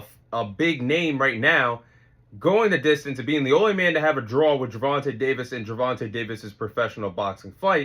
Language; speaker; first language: English; native; English